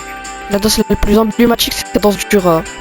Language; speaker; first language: French; native; French